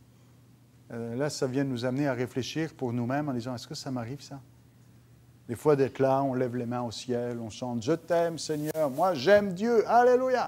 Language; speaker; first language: French; native; French